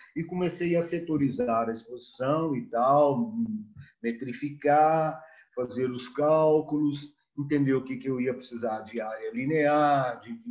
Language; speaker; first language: Portuguese; native; Portuguese